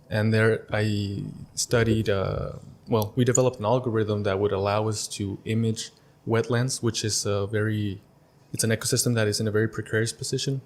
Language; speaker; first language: English; early bilingual, other home language; Spanish